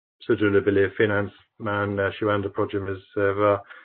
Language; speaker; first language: Turkish; non-native, learner; English